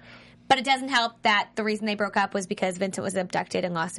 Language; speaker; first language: English; native; English